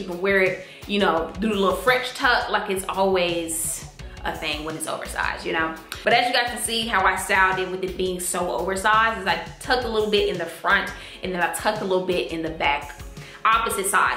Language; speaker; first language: English; native; English